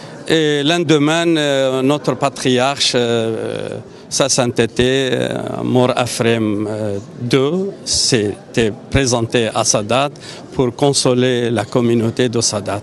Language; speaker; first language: French; non-native, fluent; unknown